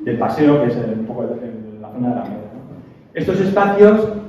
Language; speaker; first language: Spanish; native; Spanish